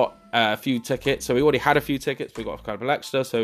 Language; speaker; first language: English; native; English